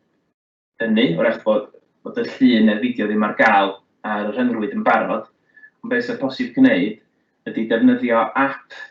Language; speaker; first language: Welsh; native; Welsh